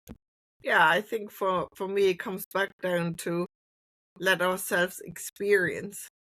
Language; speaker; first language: English; non-native, fluent; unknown